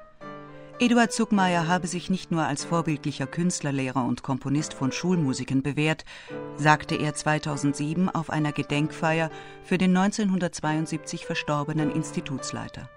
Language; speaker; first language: German; native; German